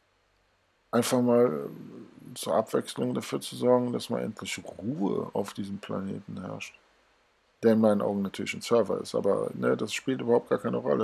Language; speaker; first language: German; native; German